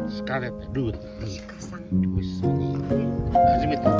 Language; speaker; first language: Japanese; non-native, learner; Chinese